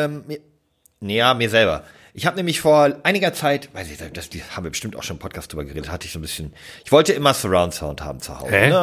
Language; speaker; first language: German; native; German